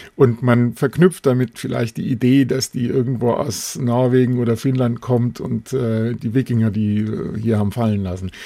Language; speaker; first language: German; native; German